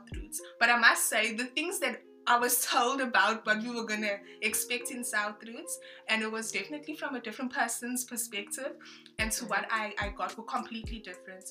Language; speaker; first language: English; non-native, local second language; French